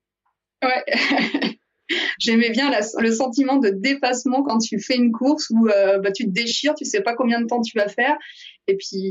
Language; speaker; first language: French; native; French